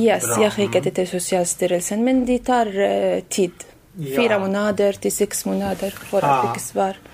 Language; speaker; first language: Swedish; non-native, learner; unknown